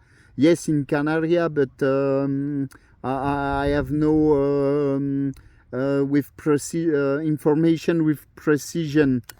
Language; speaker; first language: English; non-native, learner; French